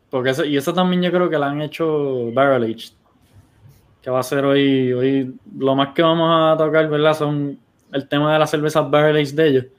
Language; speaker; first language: Spanish; early bilingual, heritage; Spanish